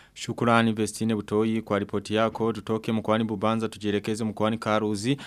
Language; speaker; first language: Swahili; non-native, local second language; Rundi